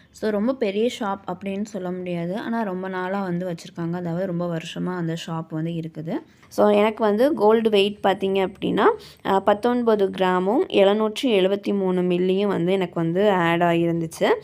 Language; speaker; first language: Tamil; native; Tamil